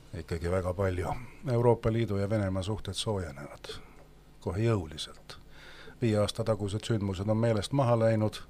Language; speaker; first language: Estonian; native; Estonian